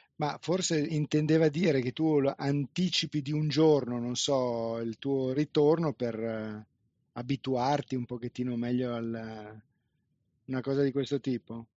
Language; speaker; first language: Italian; native; Italian